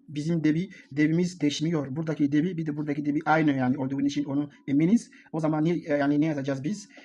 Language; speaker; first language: Turkish; non-native, learner; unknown